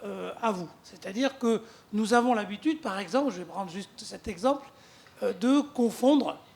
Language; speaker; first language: French; native; French